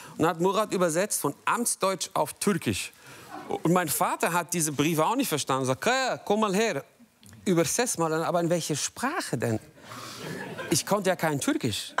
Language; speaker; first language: German; native; German